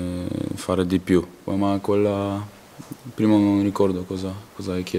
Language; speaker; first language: Italian; non-native, learner; Polish